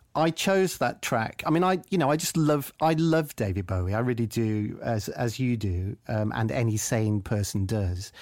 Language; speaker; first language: English; native; English